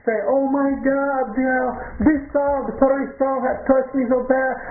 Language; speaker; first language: English; non-native, local second language; Spanish